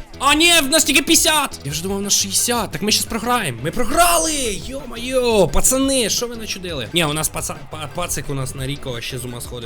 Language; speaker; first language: Ukrainian; non-native, local second language; Russian